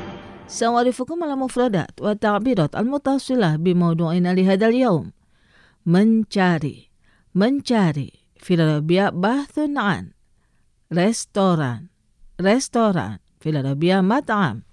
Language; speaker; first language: Arabic; non-native, fluent; Indonesian